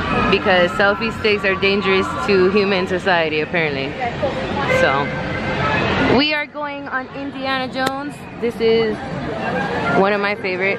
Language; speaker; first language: English; early bilingual, other home language; Spanish